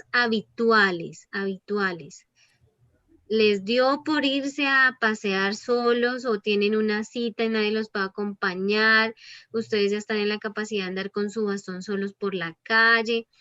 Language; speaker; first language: Spanish; native; Spanish